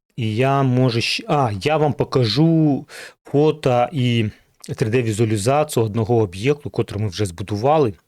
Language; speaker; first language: Ukrainian; non-native, local second language; Russian